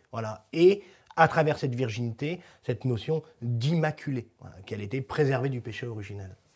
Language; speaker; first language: French; native; French